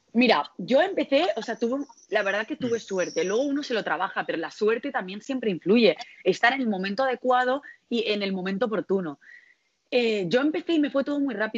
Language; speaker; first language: Spanish; native; Spanish